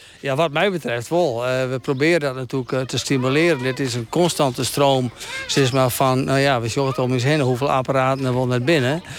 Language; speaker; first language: Dutch; non-native, local second language; Western Frisian